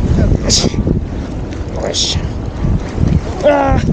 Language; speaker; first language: Japanese; native; Japanese